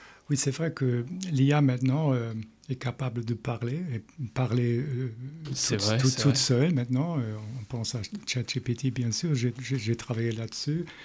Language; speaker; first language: French; non-native, fluent; German